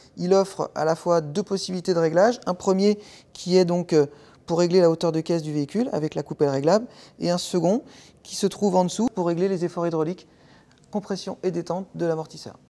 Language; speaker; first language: French; native; French